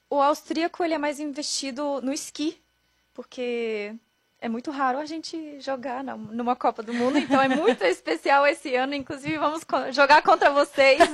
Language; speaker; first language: Portuguese; non-native, fluent; German